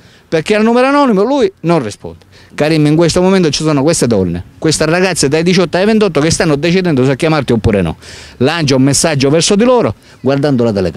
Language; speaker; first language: Italian; native; Italian